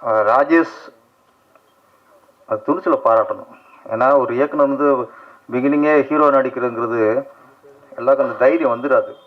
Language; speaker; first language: Tamil; native; Tamil